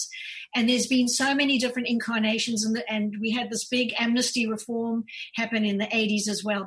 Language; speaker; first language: English; native; English